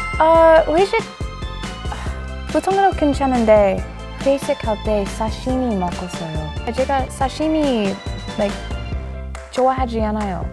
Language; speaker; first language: Korean; non-native, learner; English